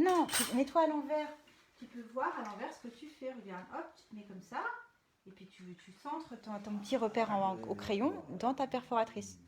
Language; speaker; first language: French; native; French